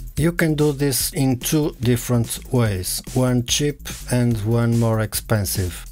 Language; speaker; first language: English; non-native, fluent; Portuguese